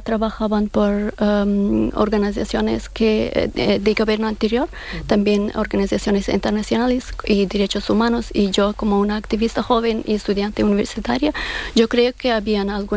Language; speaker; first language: Spanish; non-native, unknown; Persian